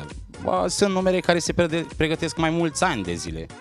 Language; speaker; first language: Romanian; native; Romanian